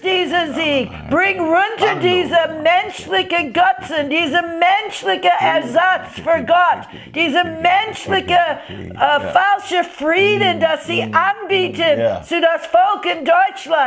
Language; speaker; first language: German; non-native, fluent; English